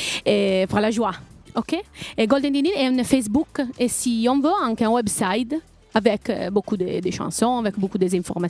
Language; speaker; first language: French; non-native, learner; Italian